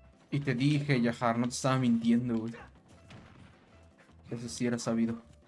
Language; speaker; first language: Spanish; native; Spanish